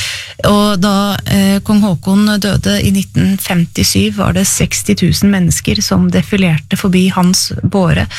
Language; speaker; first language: Norwegian; native; Norwegian